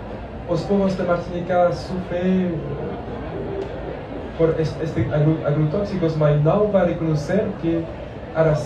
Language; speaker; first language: Portuguese; non-native, learner; French